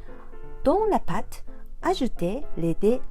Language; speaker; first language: French; non-native, fluent; Japanese